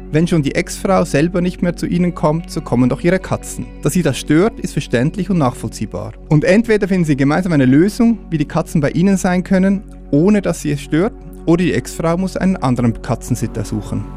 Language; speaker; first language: German; native; German